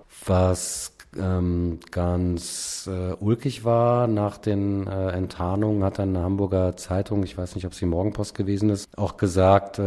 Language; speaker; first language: German; native; German